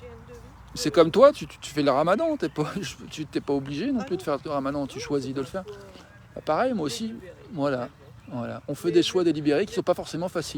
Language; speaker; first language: French; native; French